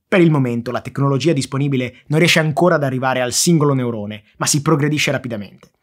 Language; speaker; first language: Italian; native; Italian